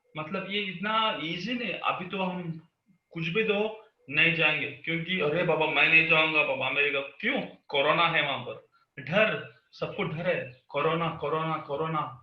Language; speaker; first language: Hindi; non-native, local second language; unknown